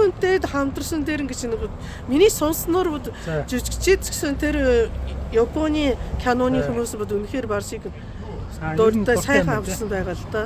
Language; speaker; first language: Mongolian; non-native, fluent; Japanese